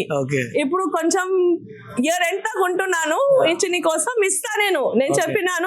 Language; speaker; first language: Telugu; non-native, local second language; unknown